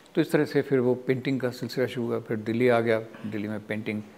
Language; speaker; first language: Hindi; native; Hindi